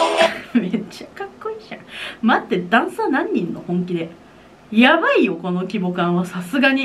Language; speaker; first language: Japanese; native; Japanese